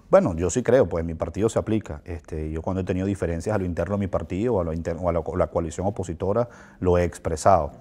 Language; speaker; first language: Spanish; native; Spanish